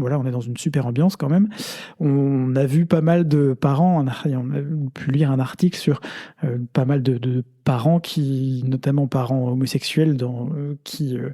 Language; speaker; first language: French; native; French